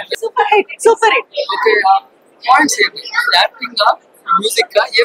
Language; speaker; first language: Telugu; native; Telugu